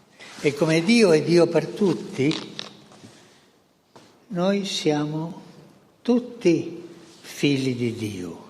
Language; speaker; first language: Italian; non-native, fluent; Spanish